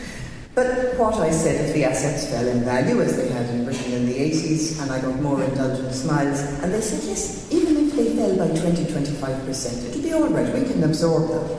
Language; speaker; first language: English; native; English